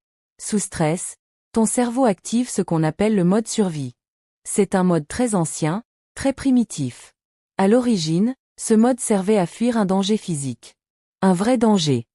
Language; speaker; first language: French; native; French